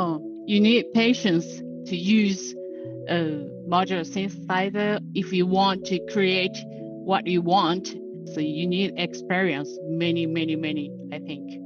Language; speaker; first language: English; non-native, learner; Japanese